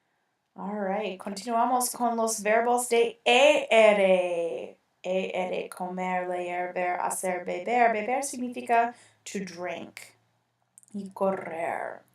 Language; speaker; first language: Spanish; non-native, fluent; English